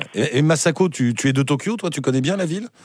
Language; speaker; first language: French; native; French